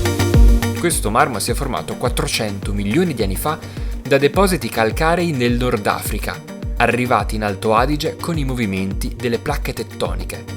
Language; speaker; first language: Italian; native; Italian